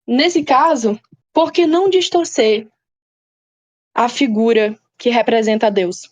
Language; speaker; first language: Portuguese; native; Portuguese